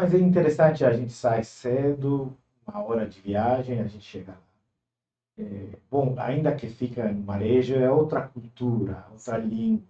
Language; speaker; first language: Portuguese; non-native, fluent; Turkish